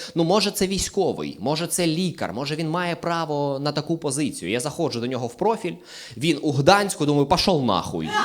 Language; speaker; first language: Ukrainian; native; Ukrainian